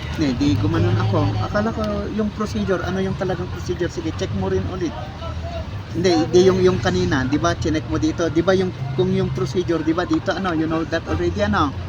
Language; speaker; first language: Filipino; non-native, local second language; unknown